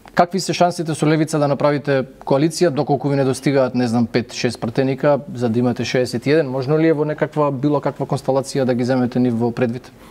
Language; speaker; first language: Macedonian; native; Macedonian